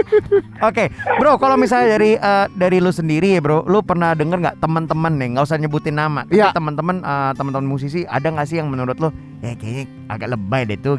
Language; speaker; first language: Indonesian; native; Indonesian